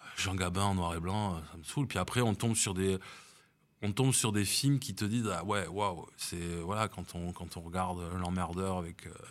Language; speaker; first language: French; native; French